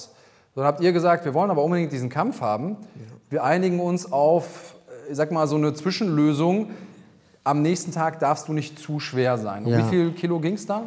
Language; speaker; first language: German; native; German